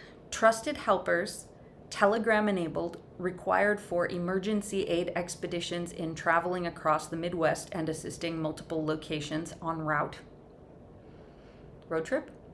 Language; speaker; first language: English; native; English